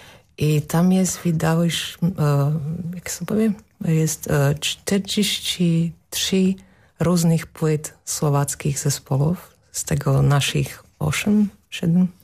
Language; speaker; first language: Polish; non-native, learner; Slovak